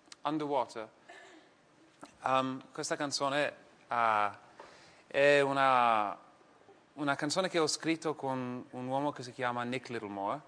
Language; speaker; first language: Italian; non-native, fluent; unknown